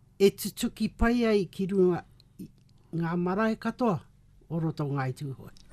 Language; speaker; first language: Māori; native; Māori